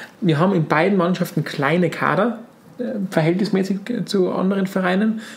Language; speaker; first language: German; native; German